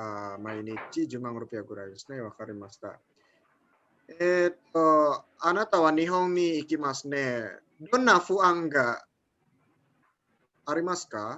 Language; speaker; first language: Japanese; non-native, fluent; Indonesian